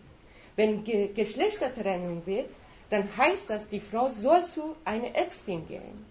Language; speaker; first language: German; non-native, fluent; Persian